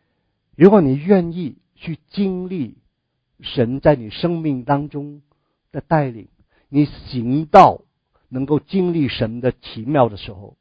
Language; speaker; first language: Chinese; native; Chinese